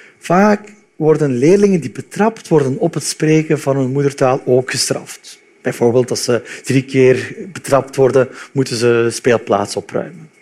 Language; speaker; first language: Dutch; early bilingual, other home language; Turkish